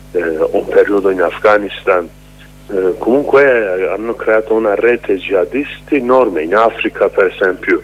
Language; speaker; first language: Italian; non-native, learner; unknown